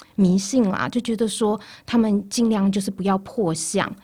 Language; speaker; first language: Chinese; early bilingual, other home language; Portuguese